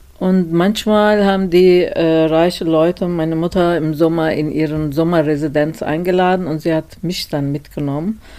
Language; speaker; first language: German; non-native, fluent; Turkish